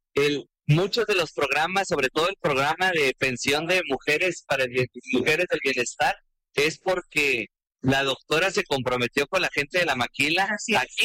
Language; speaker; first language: Spanish; native; Spanish